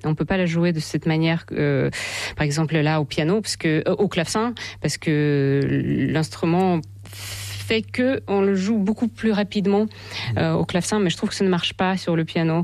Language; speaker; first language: French; non-native, fluent; Russian